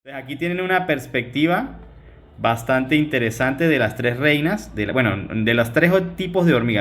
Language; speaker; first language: Spanish; native; Spanish